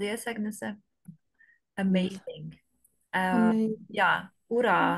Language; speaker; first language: Latvian; non-native, learner; French